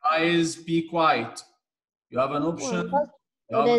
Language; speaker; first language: English; non-native, fluent; Arabic